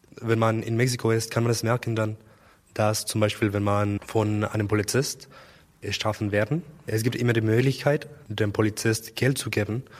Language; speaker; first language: German; non-native, learner; Spanish